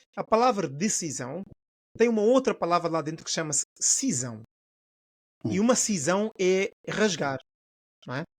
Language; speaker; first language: Portuguese; non-native, local second language; Upper Guinea Crioulo